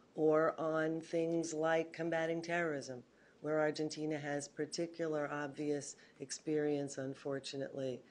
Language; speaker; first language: English; native; English